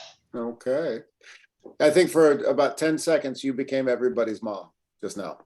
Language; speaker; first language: English; native; English